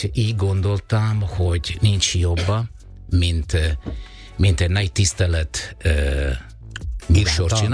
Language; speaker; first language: Hungarian; non-native, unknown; Italian